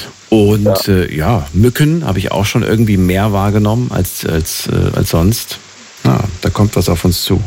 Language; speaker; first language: German; native; German